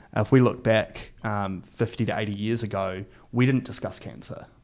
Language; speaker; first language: English; native; English